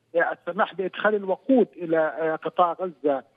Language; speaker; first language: Arabic; native; Arabic